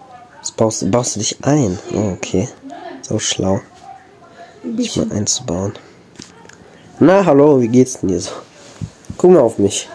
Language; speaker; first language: German; native; German